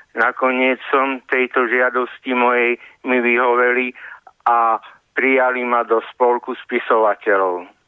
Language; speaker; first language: Slovak; native; Slovak